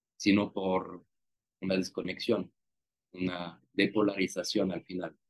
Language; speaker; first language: Spanish; non-native, fluent; French